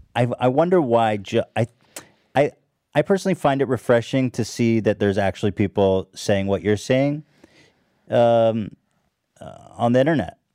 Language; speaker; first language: English; native; English